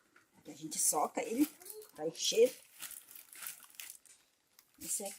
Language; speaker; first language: Portuguese; non-native, local second language; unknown